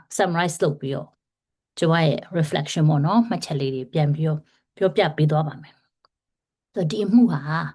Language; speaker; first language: Burmese; non-native, local second language; Rohingya